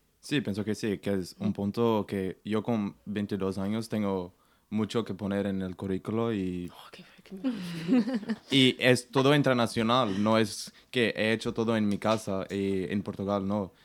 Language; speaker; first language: Spanish; non-native, learner; Portuguese